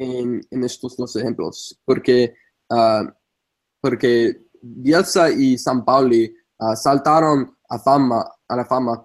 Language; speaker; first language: Spanish; non-native, fluent; English